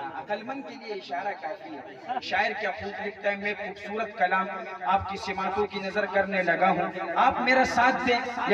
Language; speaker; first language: Urdu; non-native, local second language; Pashto